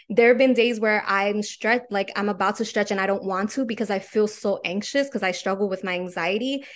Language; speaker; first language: English; native; English